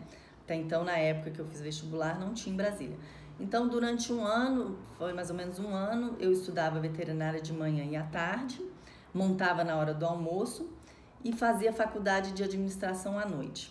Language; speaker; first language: Portuguese; native; Portuguese